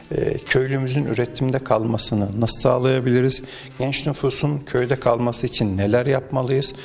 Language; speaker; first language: Turkish; native; Turkish